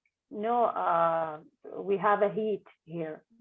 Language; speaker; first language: English; non-native, learner; Arabic